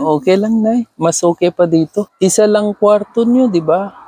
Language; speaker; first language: Filipino; non-native, learner; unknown